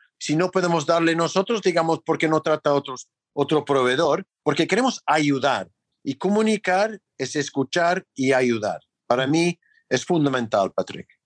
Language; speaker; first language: Spanish; non-native, fluent; English